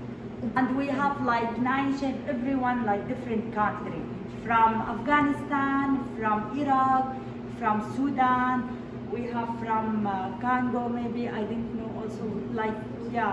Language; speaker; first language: English; non-native, learner; Arabic